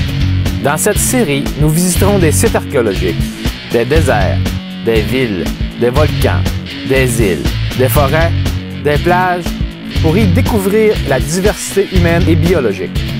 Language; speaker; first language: French; native; French